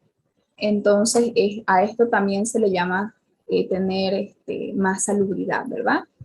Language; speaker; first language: Spanish; native; Spanish